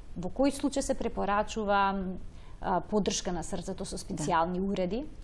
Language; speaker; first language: Macedonian; native; Macedonian